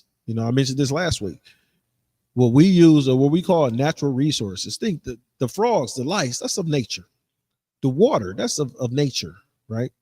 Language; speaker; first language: English; native; English